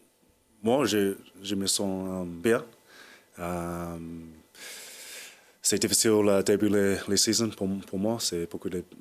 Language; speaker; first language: French; non-native, learner; English